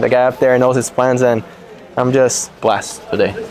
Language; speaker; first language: English; non-native, fluent; Portuguese